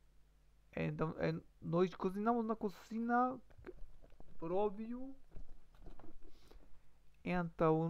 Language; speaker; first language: Portuguese; non-native, learner; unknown